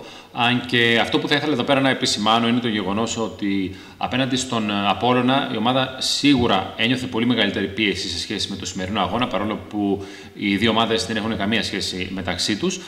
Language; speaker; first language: Greek; native; Greek